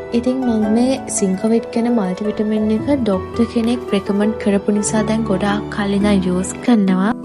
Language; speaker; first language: Sinhala; native; Sinhala